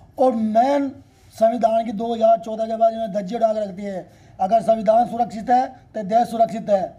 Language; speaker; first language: Hindi; non-native, local second language; Punjabi